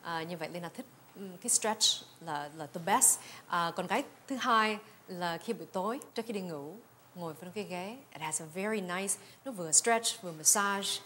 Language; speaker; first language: Vietnamese; early bilingual, heritage; Vietnamese